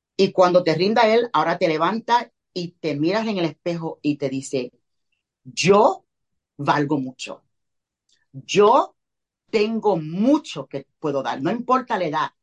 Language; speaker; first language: Spanish; early bilingual, heritage; Spanish